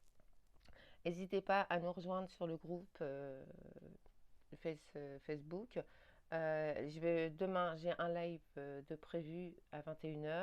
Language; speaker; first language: French; native; French